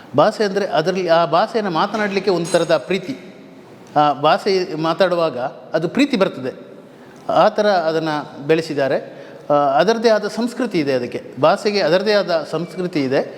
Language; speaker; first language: Kannada; native; Kannada